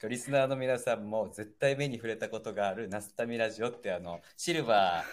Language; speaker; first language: Japanese; native; Japanese